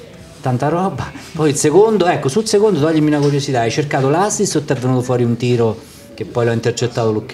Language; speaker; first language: Italian; native; Italian